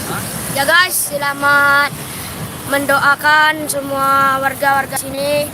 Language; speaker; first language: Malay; non-native, local second language; Minangkabau